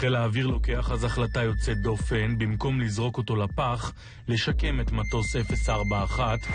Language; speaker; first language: Hebrew; native; Hebrew